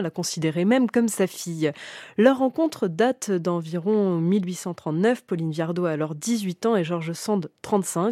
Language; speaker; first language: French; native; French